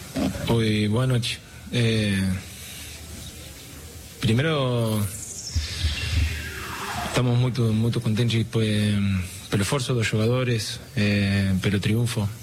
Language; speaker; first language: Portuguese; non-native, learner; Spanish